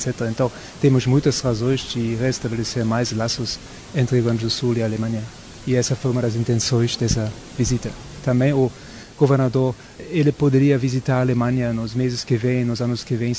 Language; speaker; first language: Portuguese; non-native, fluent; German